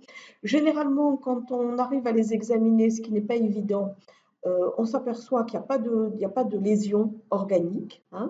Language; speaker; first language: French; native; French